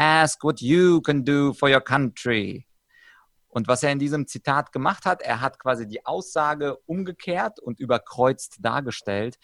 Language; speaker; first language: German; early bilingual, other home language; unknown